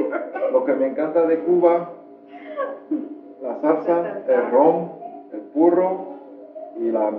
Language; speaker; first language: Spanish; non-native, fluent; French